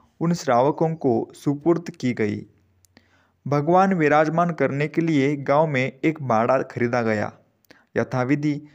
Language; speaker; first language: Hindi; non-native, local second language; Marathi